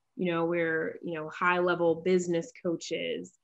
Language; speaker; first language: English; native; English